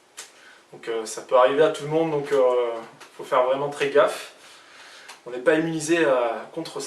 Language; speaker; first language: French; native; French